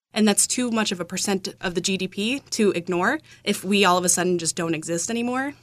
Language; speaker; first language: English; native; English